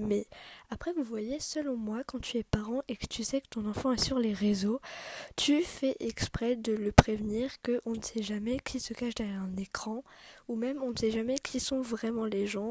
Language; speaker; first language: French; native; French